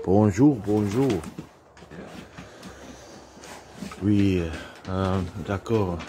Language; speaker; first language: French; non-native, learner; Finnish